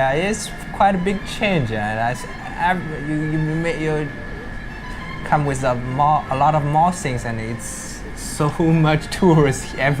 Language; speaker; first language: English; non-native, learner; Chinese